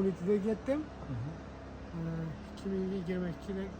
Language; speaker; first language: Turkish; non-native, learner; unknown